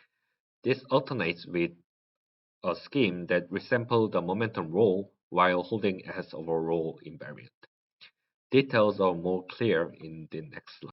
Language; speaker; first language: English; non-native, learner; Korean